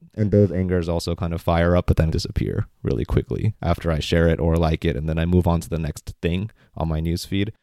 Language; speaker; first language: English; native; English